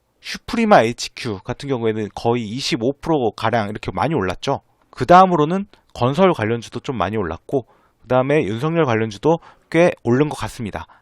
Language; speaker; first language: Korean; native; Korean